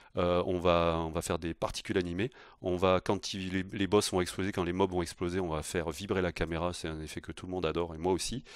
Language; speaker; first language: French; native; French